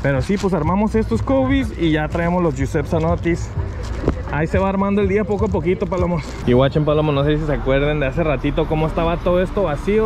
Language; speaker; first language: Spanish; early bilingual, heritage; Spanish